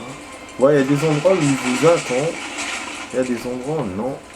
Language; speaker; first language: French; native; French